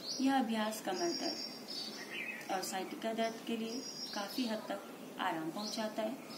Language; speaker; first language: Hindi; native; Hindi